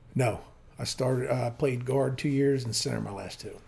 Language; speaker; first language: English; native; English